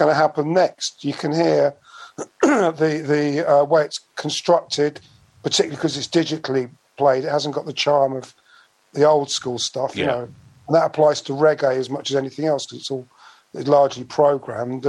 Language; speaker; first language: English; native; English